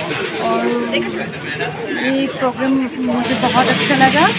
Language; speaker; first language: Hindi; non-native, local second language; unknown